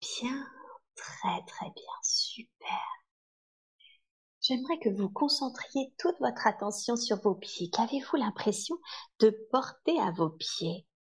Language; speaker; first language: French; native; French